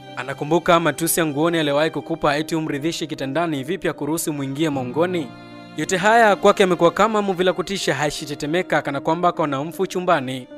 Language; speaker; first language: Swahili; native; Swahili